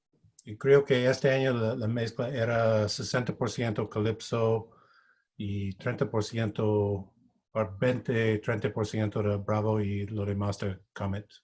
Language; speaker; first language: Spanish; non-native, fluent; English